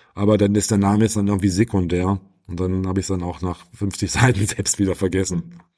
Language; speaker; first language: German; native; German